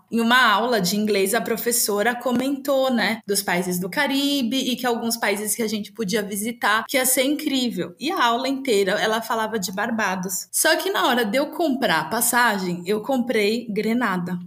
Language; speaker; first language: Portuguese; native; Portuguese